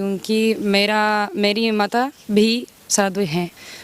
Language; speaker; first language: Hindi; non-native, learner; Spanish